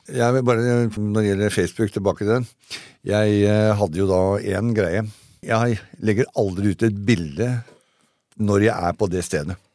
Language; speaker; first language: Norwegian; native; Norwegian